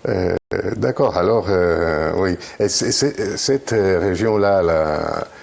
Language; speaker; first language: French; non-native, fluent; Greek